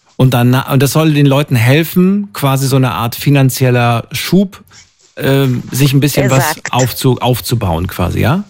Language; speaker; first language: German; native; German